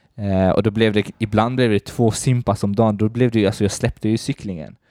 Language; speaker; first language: Swedish; early bilingual, other home language; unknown